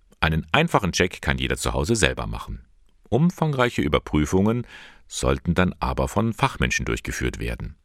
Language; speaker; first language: German; native; German